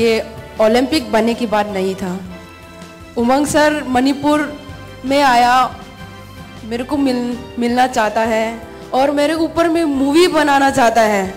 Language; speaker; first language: Hindi; non-native, local second language; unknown